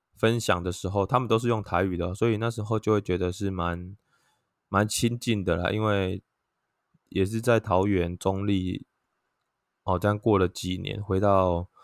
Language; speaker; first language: Chinese; non-native, local second language; Min Nan Chinese